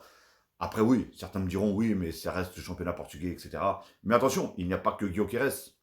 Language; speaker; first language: French; native; French